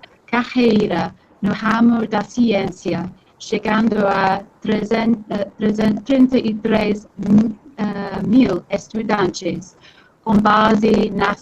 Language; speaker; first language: Portuguese; non-native, fluent; English